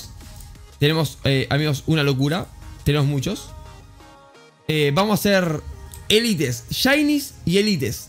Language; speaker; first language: Spanish; native; Spanish